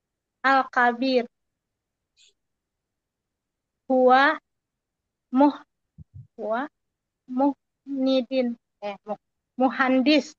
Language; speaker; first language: Arabic; non-native, learner; Indonesian